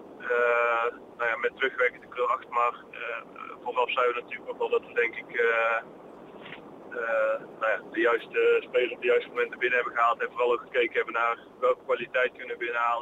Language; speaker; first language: Dutch; native; Dutch